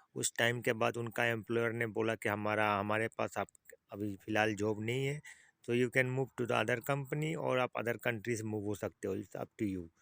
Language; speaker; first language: Hindi; native; Hindi